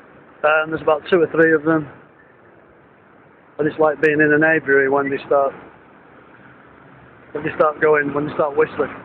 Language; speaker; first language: English; native; English